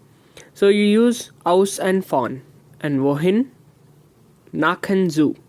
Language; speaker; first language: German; non-native, learner; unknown